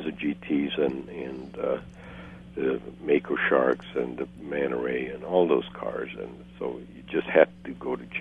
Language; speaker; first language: English; non-native, fluent; Hungarian